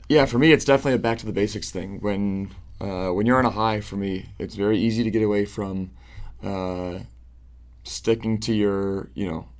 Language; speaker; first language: English; native; English